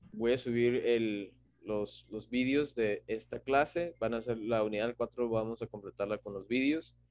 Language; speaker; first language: Spanish; native; Spanish